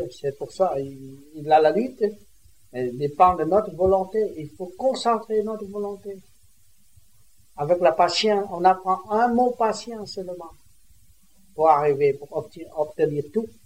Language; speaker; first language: French; non-native, learner; Vietnamese